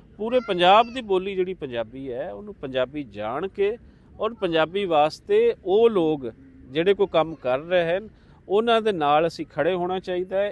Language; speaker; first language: Punjabi; native; Punjabi